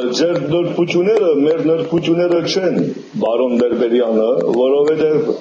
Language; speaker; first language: Armenian; early bilingual, heritage; Armenian